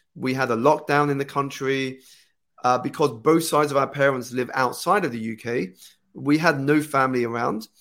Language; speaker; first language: English; native; English